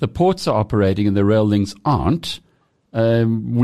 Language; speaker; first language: English; native; English